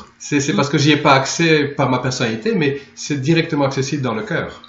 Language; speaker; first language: French; native; French